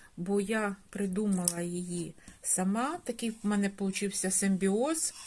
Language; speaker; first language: Ukrainian; non-native, local second language; Russian